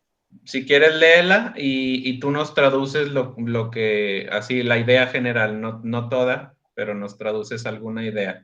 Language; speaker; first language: Spanish; native; Spanish